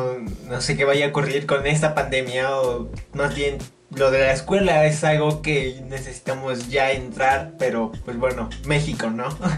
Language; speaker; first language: Spanish; native; Spanish